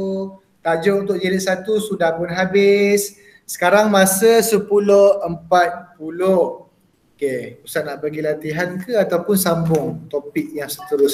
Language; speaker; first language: Malay; native; Malay